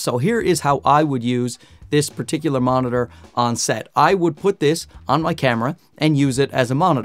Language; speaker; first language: English; native; English